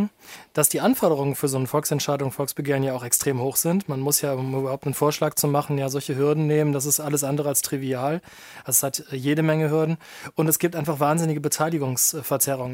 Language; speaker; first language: German; native; German